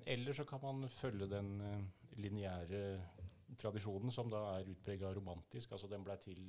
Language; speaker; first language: Norwegian; native; Norwegian